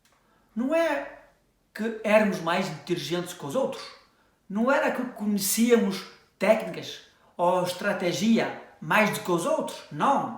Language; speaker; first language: Portuguese; early bilingual, heritage; French